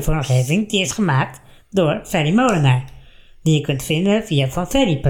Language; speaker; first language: Dutch; native; Dutch